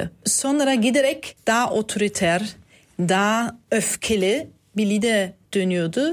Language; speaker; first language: Turkish; non-native, fluent; German